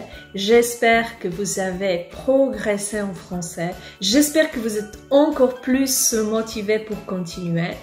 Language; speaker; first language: French; non-native, fluent; Polish